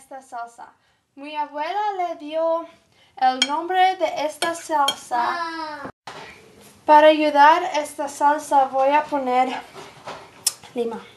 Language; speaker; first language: Spanish; non-native, learner; English